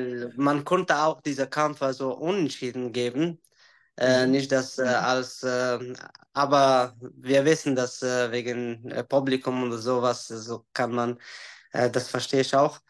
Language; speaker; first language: German; non-native, learner; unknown